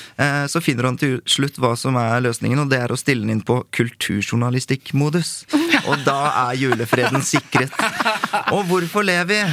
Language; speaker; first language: Norwegian; early bilingual, other home language; Korean